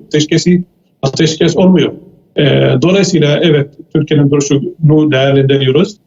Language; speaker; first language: Turkish; non-native, fluent; Arabic